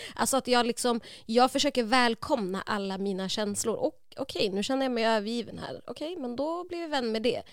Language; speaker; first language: Swedish; native; Swedish